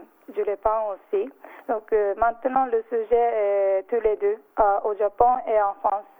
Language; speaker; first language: French; non-native, learner; Japanese